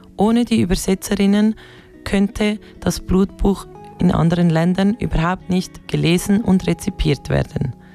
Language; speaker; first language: German; native; German